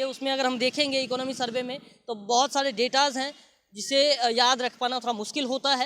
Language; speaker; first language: Hindi; native; Hindi